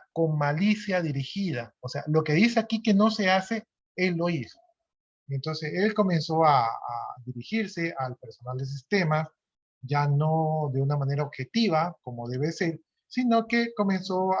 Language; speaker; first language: Spanish; native; Spanish